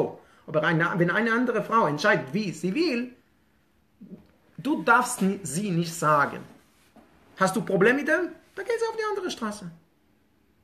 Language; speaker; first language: German; non-native, fluent; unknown